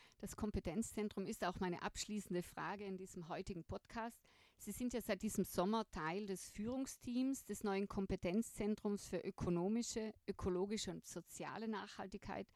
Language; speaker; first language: German; native; German